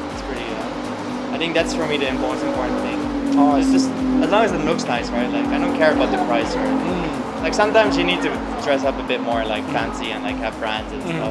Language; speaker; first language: English; non-native, fluent; Dutch